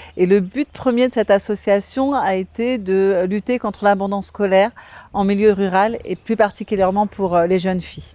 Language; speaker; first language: French; native; French